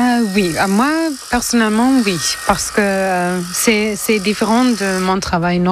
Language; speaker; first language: French; non-native, learner; German